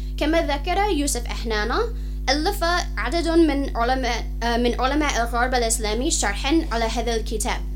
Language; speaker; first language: Arabic; non-native, fluent; English